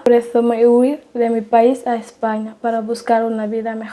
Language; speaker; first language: Spanish; non-native, learner; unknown